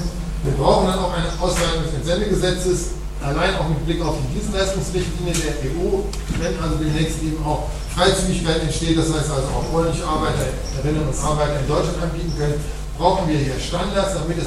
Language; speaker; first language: German; native; German